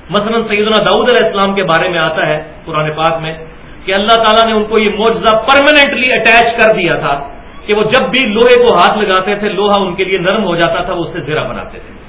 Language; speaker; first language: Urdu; non-native, local second language; Punjabi